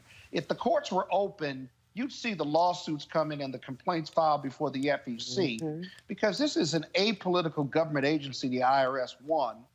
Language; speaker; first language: English; native; English